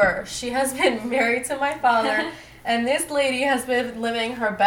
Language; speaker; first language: English; native; English